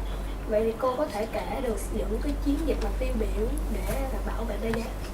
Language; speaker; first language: Vietnamese; native; Vietnamese